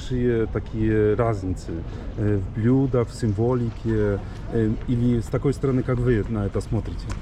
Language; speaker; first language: Russian; non-native, fluent; Polish